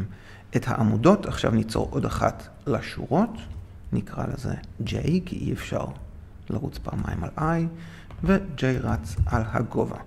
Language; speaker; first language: Hebrew; native; Hebrew